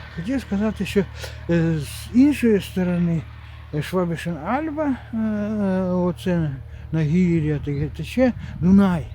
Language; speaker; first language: Ukrainian; non-native, local second language; Russian